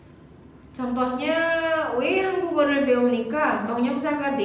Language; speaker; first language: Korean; non-native, fluent; Indonesian